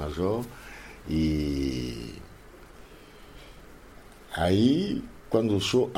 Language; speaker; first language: Spanish; non-native, learner; Lingala